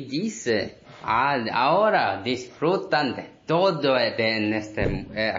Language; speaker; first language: Spanish; non-native, learner; Korean